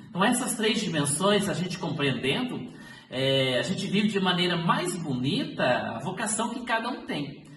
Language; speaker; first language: Portuguese; native; Portuguese